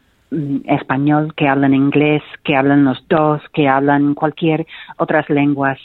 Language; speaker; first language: Spanish; non-native, fluent; English